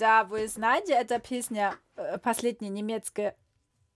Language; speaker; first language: Russian; non-native, learner; German